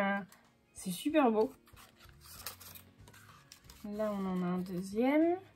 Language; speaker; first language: French; native; French